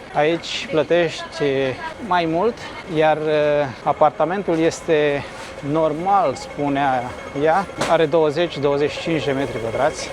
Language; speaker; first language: Romanian; native; Romanian